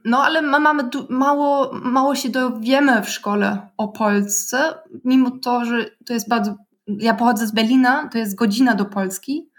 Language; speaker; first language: Polish; non-native, learner; German